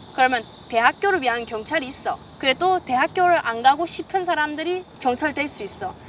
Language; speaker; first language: Korean; non-native, fluent; German